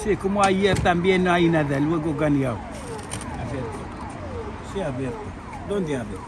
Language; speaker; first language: Spanish; non-native, learner; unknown